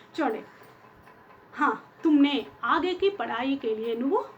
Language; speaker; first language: Hindi; non-native, local second language; Telugu